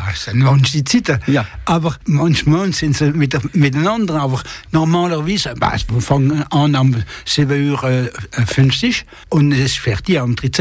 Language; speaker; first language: German; non-native, local second language; French